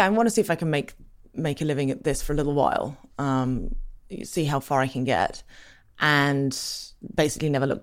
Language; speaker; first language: English; native; English